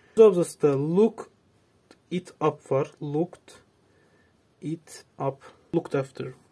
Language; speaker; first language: English; non-native, fluent; Azerbaijani